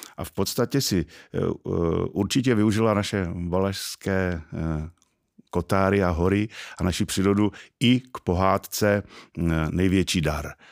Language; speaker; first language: Czech; native; Czech